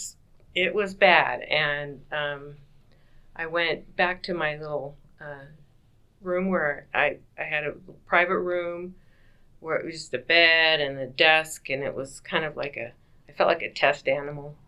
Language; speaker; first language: English; native; English